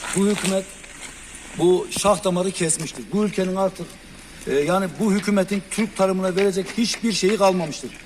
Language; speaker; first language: Turkish; native; Turkish